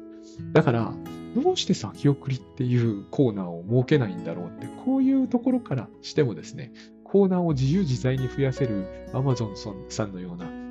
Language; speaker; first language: Japanese; native; Japanese